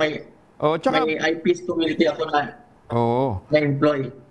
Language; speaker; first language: Filipino; native; Filipino